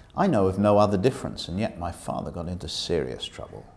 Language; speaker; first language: English; native; English